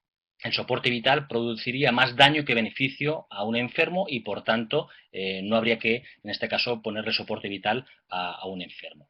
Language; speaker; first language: Spanish; native; Spanish